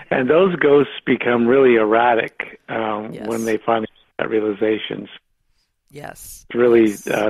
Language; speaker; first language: English; native; English